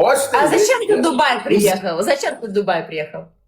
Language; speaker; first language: Russian; native; Russian